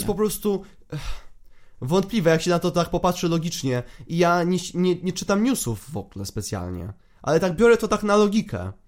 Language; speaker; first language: Polish; native; Polish